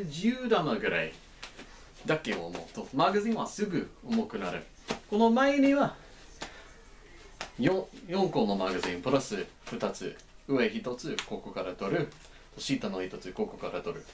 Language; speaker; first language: Japanese; non-native, learner; English